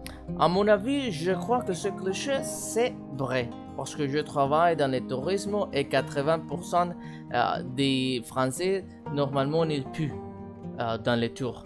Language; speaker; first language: French; non-native, fluent; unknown